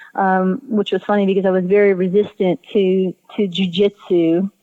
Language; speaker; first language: English; native; English